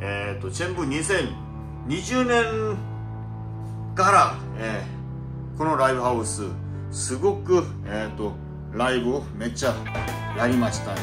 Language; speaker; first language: Japanese; non-native, fluent; Korean